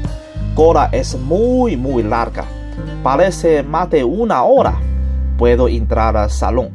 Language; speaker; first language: Spanish; non-native, learner; Chinese